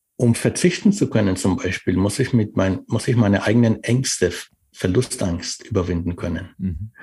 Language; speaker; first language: German; non-native, fluent; Persian